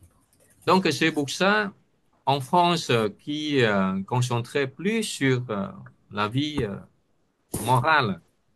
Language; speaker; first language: French; non-native, fluent; Vietnamese